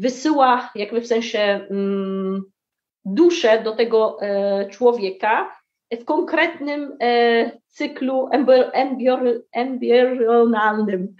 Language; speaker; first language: Polish; early bilingual, heritage; Arabic